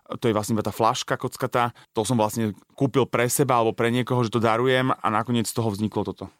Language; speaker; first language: Slovak; native; Slovak